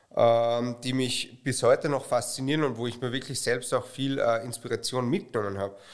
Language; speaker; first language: German; native; German